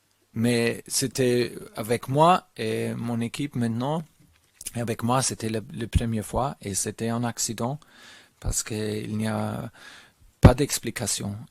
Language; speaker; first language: French; non-native, learner; German